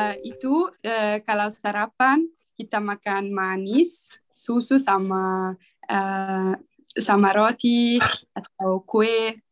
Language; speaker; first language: Indonesian; non-native, learner; Italian